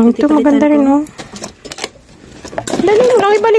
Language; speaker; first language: Filipino; native; Filipino